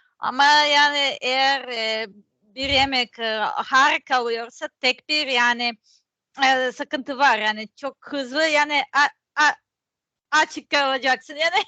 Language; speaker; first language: Turkish; non-native, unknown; Serbian